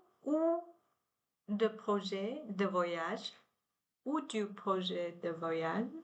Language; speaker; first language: French; non-native, learner; Chinese